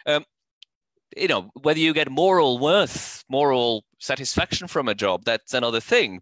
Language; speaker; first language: English; non-native, fluent; Norwegian